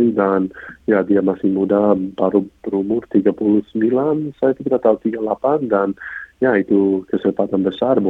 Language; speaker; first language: Indonesian; non-native, fluent; English